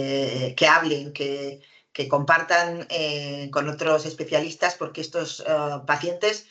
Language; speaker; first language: Spanish; native; Spanish